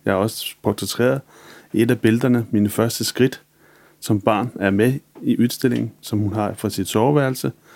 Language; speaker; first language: Danish; native; Danish